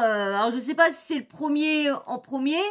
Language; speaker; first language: French; native; French